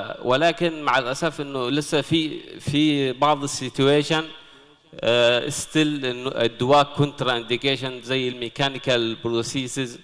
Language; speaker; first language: Arabic; native; Arabic